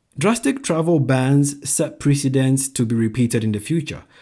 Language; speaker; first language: English; non-native, local second language; Akan